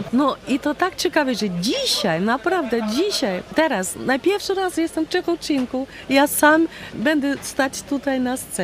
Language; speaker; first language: Polish; non-native, learner; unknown